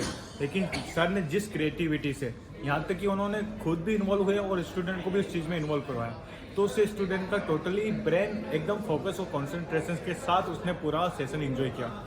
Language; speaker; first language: Hindi; native; Hindi